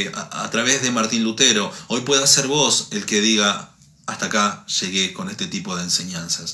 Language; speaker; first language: Spanish; native; Spanish